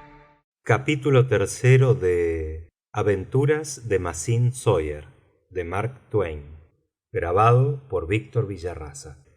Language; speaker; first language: Spanish; native; Spanish